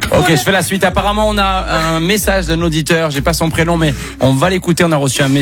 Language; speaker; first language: French; early bilingual, other home language; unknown